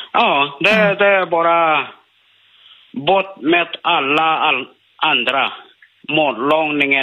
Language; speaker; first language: Swedish; non-native, learner; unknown